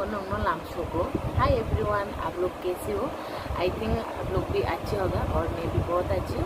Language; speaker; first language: Hindi; non-native, local second language; Kok Borok